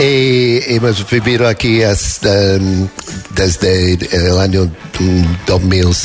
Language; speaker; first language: Spanish; non-native, learner; English